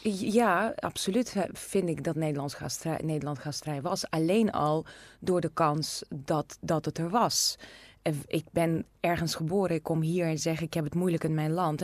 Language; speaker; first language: Dutch; non-native, fluent; Russian